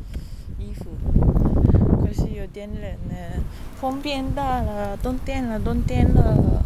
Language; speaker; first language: Chinese; early bilingual, heritage; Chinese